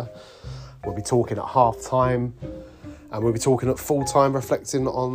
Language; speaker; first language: English; native; English